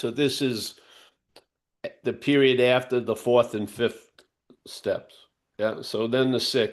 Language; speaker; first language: English; native; English